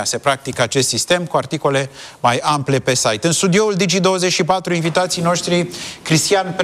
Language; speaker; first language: Romanian; native; Romanian